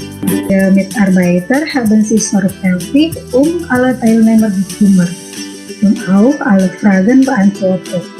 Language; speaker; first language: German; non-native, fluent; Indonesian